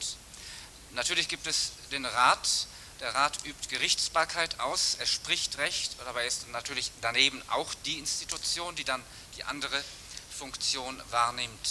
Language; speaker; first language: German; native; German